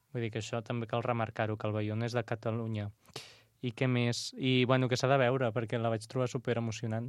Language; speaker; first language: Catalan; non-native, local second language; Spanish